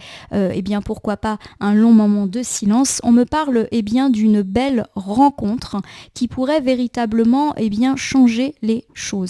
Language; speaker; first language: French; native; French